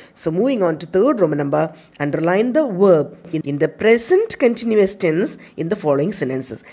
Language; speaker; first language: English; non-native, local second language; Tamil